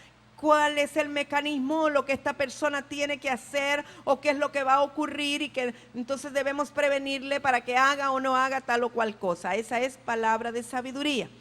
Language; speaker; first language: Spanish; native; Spanish